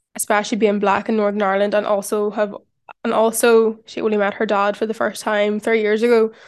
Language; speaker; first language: English; native; English